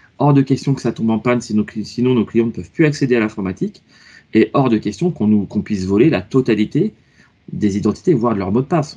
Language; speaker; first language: French; native; French